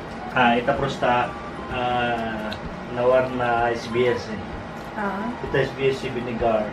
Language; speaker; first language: Russian; non-native, learner; Filipino